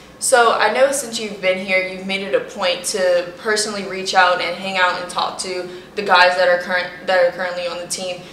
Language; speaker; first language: English; native; English